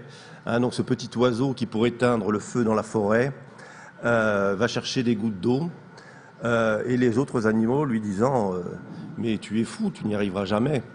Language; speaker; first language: French; native; French